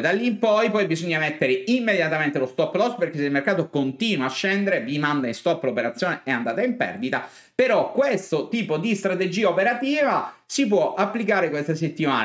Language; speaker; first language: Italian; native; Italian